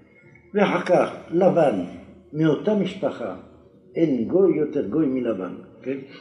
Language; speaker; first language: Hebrew; non-native, fluent; French